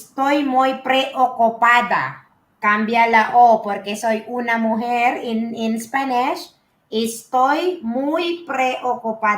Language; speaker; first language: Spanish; non-native, learner; Filipino